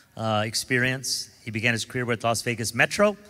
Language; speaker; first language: English; native; English